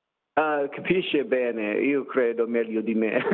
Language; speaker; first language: Italian; non-native, learner; English